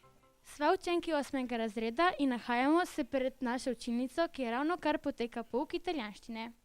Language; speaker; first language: Slovenian; native; Slovenian